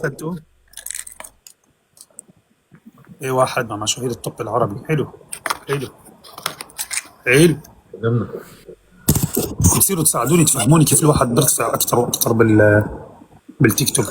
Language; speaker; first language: Arabic; native; Arabic